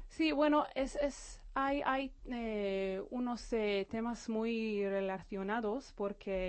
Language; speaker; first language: Spanish; non-native, fluent; Hebrew